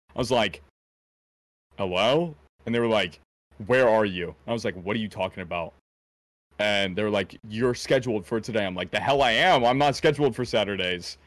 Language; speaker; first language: English; native; English